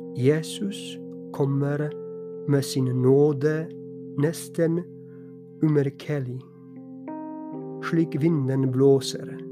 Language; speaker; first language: Norwegian; non-native, fluent; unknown